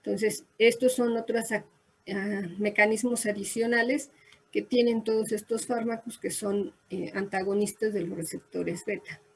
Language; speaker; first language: Spanish; native; Spanish